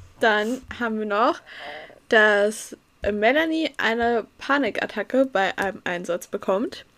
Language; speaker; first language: German; native; German